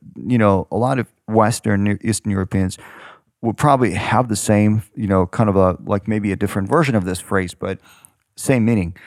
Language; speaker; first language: English; non-native, fluent; Ukrainian